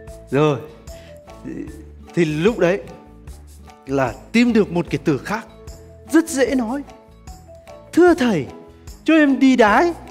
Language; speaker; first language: Vietnamese; non-native, fluent; Turkish